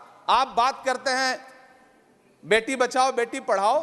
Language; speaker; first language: Hindi; native; Hindi